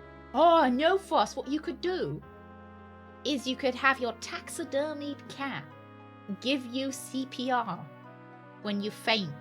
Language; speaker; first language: English; native; English